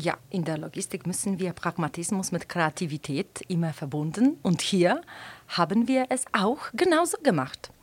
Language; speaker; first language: German; non-native, fluent; Polish